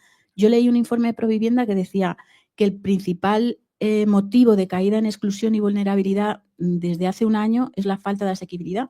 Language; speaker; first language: Spanish; native; Spanish